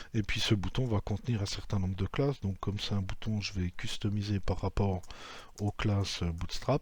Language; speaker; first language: French; native; French